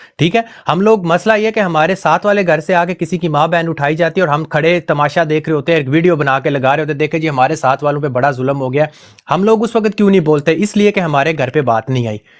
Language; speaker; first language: Urdu; non-native, local second language; Punjabi